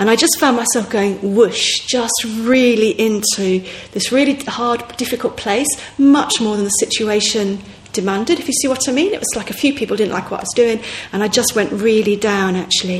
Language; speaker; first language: English; native; English